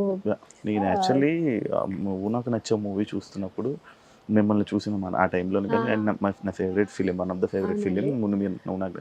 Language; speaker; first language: Telugu; native; Telugu